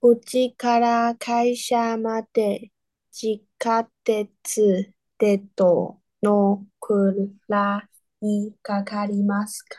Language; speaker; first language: Japanese; non-native, learner; Chinese